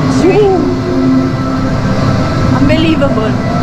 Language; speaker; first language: English; non-native, learner; Filipino